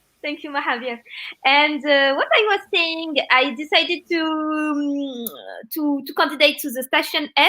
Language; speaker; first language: English; non-native, learner; French